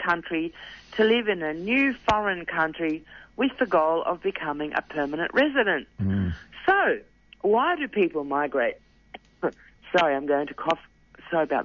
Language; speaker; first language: English; native; English